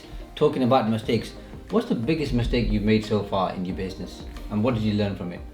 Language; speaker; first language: English; native; English